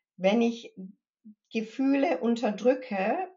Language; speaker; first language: German; early bilingual, other home language; English